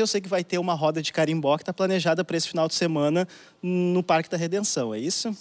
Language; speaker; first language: Portuguese; native; Portuguese